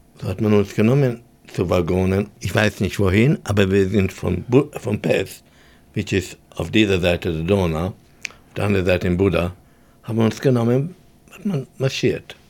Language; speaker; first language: German; early bilingual, heritage; German